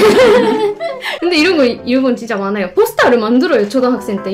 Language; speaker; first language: Korean; non-native, fluent; Japanese